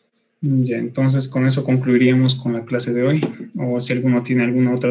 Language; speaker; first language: Spanish; native; Spanish